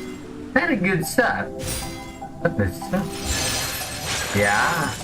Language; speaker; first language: English; non-native, learner; Indonesian